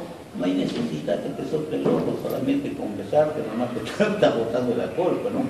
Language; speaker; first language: Spanish; native; Spanish